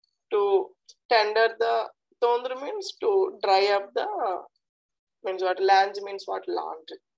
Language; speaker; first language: English; non-native, local second language; Telugu